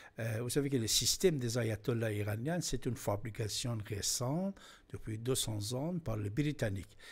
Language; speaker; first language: French; non-native, fluent; Persian